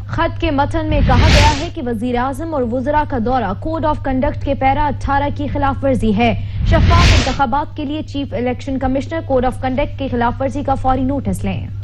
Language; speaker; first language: Urdu; native; Urdu